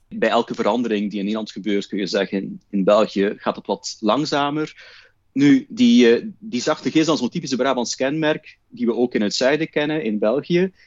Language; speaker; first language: Dutch; native; Dutch